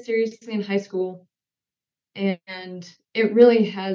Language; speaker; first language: English; native; English